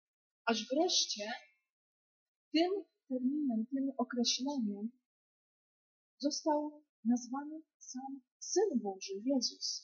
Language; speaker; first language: Polish; native; Polish